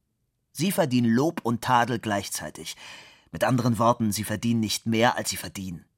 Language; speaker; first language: German; native; German